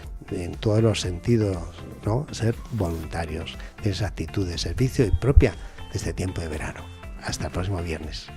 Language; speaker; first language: Spanish; native; Spanish